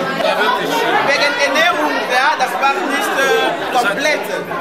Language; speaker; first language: German; non-native, learner; Lingala